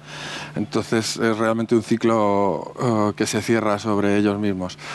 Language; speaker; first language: Spanish; native; Spanish